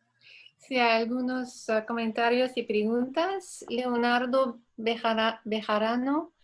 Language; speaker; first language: Spanish; non-native, fluent; French